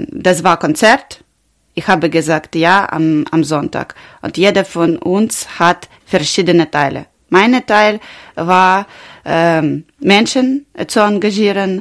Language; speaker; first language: German; non-native, learner; Ukrainian